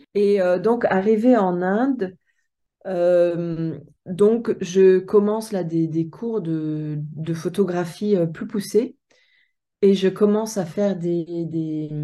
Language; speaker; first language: French; native; French